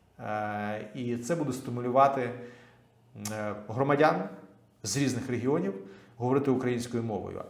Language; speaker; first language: Ukrainian; non-native, local second language; Russian